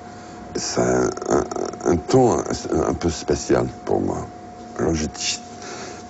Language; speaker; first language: French; non-native, fluent; English